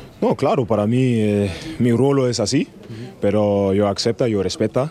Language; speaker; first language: Spanish; non-native, learner; German